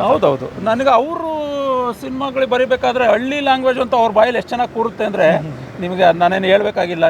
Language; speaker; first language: Kannada; native; Kannada